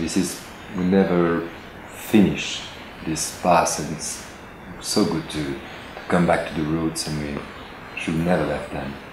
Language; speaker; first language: English; non-native, fluent; French